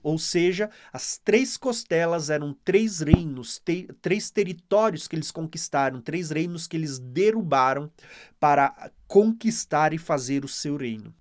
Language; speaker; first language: Portuguese; native; Portuguese